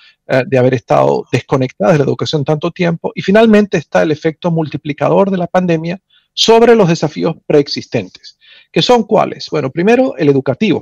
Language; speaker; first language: Spanish; native; Spanish